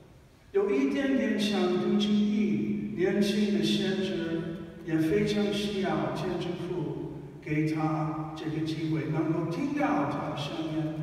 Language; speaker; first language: Chinese; non-native, fluent; English